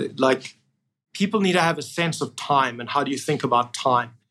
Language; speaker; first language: English; native; English